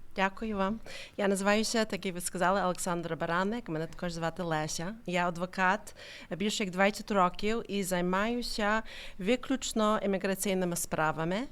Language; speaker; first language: Ukrainian; early bilingual, heritage; Ukrainian